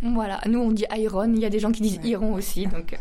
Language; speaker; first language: French; native; French